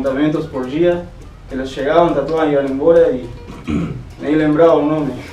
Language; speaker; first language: Portuguese; non-native, fluent; Spanish